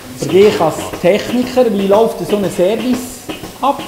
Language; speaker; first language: German; native; German